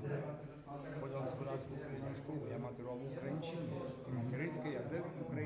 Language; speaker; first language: Slovak; non-native, local second language; Rusyn